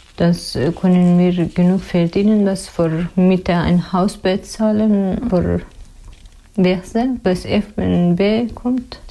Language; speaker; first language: German; non-native, learner; Persian